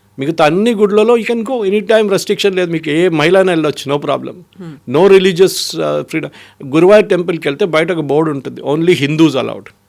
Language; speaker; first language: Telugu; non-native, fluent; Malayalam